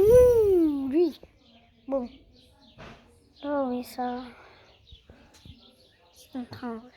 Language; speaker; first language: French; native; French